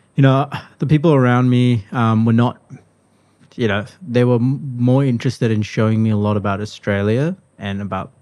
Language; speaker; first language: English; native; English